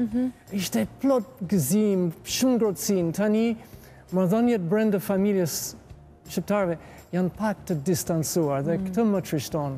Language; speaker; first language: Albanian; non-native, learner; English